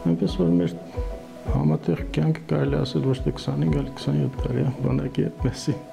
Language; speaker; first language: Armenian; early bilingual, heritage; Armenian